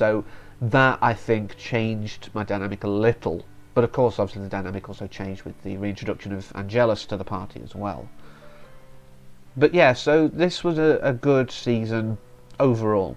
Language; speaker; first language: English; native; English